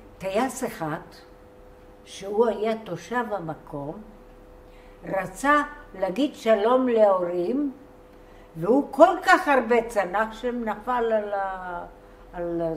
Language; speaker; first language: Hebrew; non-native, fluent; Bulgarian